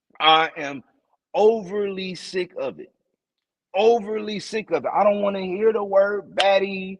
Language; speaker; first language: English; native; English